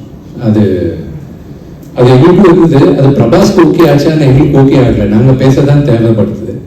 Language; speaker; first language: Tamil; non-native, local second language; Telugu